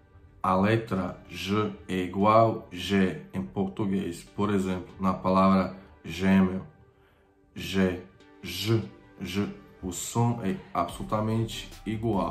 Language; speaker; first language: Portuguese; non-native, fluent; Croatian